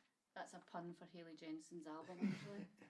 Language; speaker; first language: English; native; English